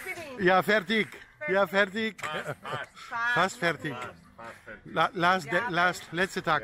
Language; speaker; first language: German; native; German